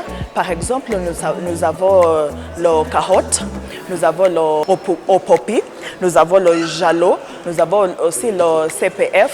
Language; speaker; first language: French; non-native, learner; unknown